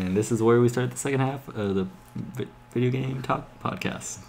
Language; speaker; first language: English; native; English